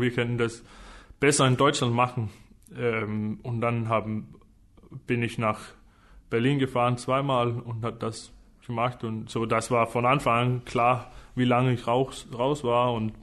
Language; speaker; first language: German; non-native, fluent; Danish